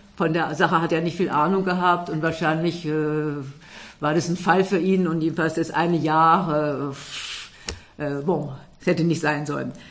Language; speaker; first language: German; native; German